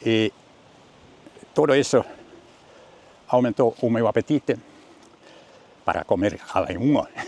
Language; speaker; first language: Portuguese; non-native, learner; Finnish